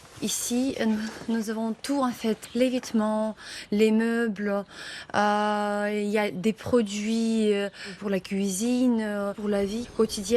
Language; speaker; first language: French; non-native, fluent; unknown